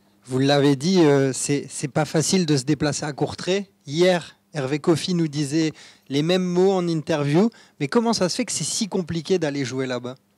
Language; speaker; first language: French; native; French